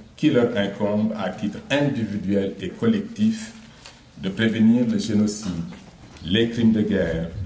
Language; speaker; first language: French; non-native, local second language; Wolof